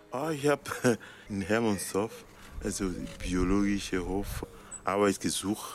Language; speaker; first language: German; non-native, learner; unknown